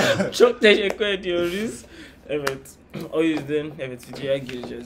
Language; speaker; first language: Turkish; non-native, fluent; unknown